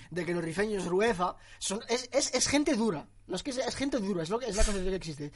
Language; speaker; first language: Spanish; early bilingual, other home language; Arabic